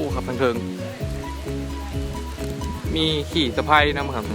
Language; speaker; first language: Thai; non-native, local second language; Northeastern Thai